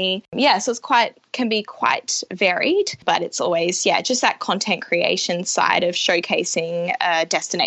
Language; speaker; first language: English; native; English